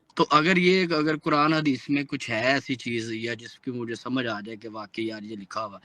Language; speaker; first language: Urdu; non-native, local second language; Punjabi